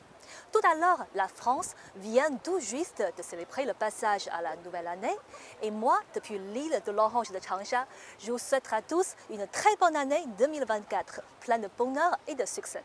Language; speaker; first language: French; non-native, fluent; Chinese